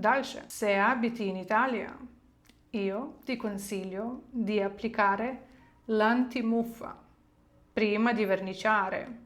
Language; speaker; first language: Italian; non-native, fluent; Ukrainian